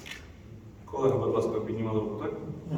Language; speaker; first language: Ukrainian; native; Ukrainian